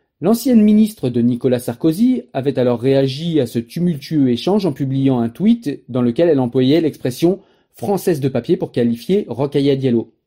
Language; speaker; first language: French; native; French